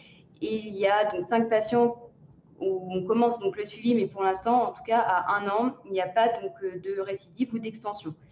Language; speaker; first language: French; native; French